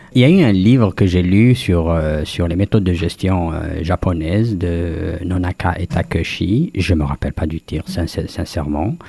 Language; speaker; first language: French; non-native, local second language; Kabyle